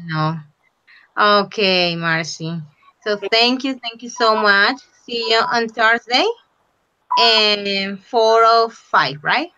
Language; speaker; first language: English; non-native, fluent; Spanish